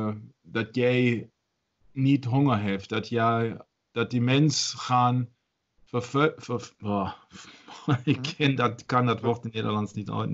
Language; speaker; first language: Dutch; non-native, learner; German